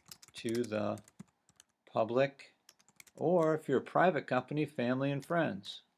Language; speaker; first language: English; native; English